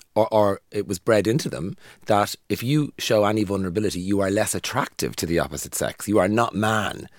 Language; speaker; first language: English; native; English